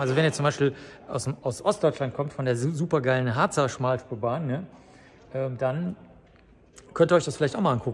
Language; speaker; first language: German; native; German